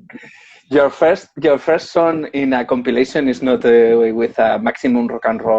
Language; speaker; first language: English; non-native, learner; Spanish